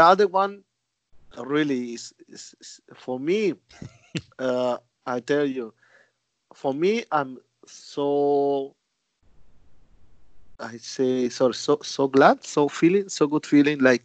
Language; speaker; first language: English; non-native, learner; Spanish